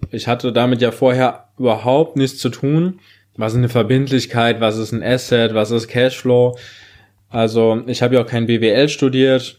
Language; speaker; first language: German; native; German